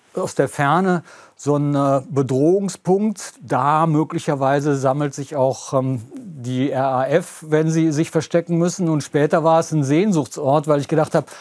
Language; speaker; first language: German; native; German